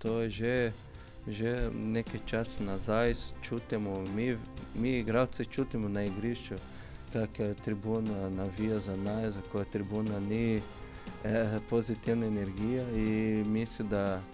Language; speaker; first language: Slovenian; non-native, learner; Portuguese